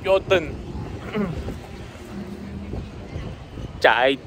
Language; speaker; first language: Vietnamese; non-native, learner; English